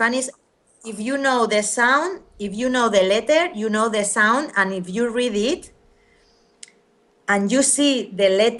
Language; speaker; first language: English; non-native, learner; Spanish